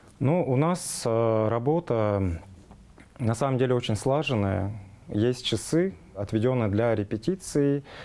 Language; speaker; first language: Russian; non-native, local second language; Tuvinian